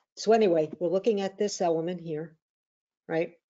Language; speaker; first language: English; native; English